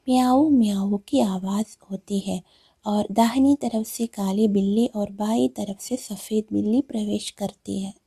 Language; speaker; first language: Hindi; non-native, local second language; Malayalam